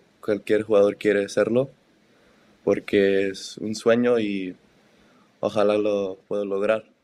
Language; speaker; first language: Spanish; early bilingual, heritage; Spanish